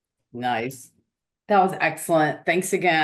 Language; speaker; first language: English; native; English